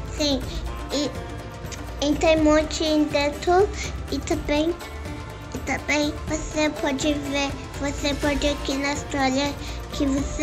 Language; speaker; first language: Portuguese; early bilingual, heritage; Portuguese